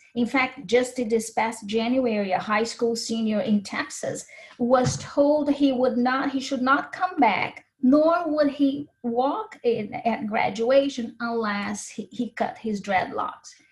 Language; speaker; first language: English; non-native, fluent; Portuguese